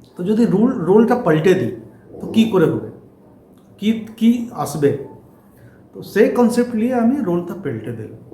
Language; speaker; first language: Bangla; non-native, learner; Hindi